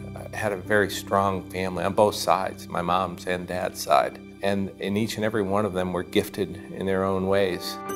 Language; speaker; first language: English; native; English